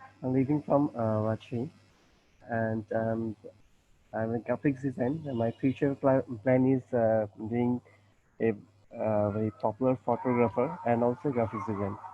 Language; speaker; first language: English; non-native, learner; Bangla